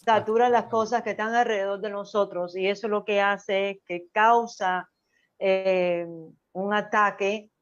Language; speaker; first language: Spanish; early bilingual, other home language; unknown